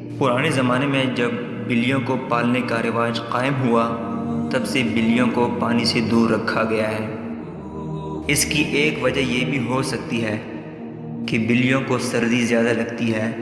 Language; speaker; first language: Urdu; native; Urdu